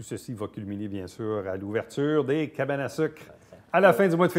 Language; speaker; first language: French; native; French